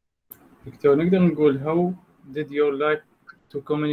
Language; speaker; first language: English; non-native, learner; Arabic